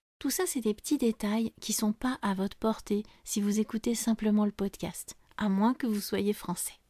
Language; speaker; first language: French; native; French